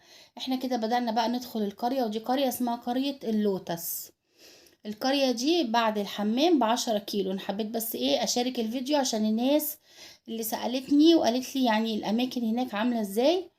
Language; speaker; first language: Arabic; native; Arabic